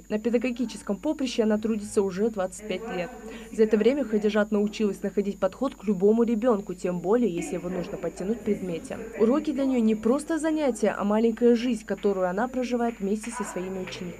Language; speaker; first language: Russian; native; Russian